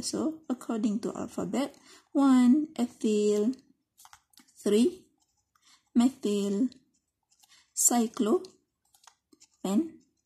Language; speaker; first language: English; non-native, local second language; Malay